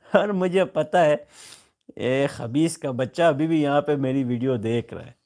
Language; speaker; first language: Urdu; non-native, local second language; Pashto